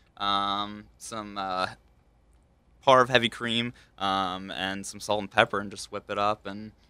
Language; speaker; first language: English; native; English